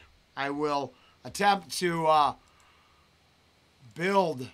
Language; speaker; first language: English; native; English